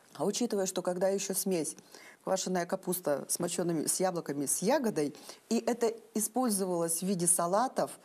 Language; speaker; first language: Russian; native; Russian